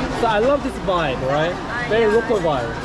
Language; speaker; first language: English; non-native, learner; Korean